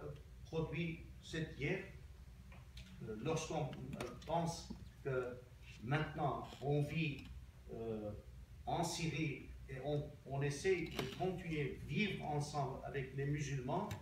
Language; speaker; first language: French; non-native, local second language; Armenian